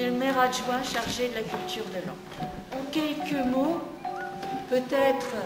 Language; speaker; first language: French; native; French